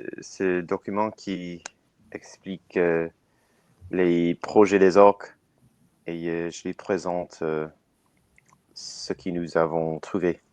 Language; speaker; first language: French; non-native, learner; English